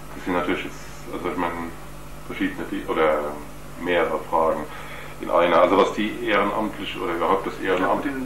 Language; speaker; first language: German; native; German